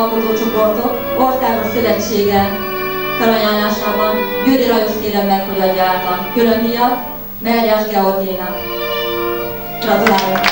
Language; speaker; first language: Hungarian; native; Hungarian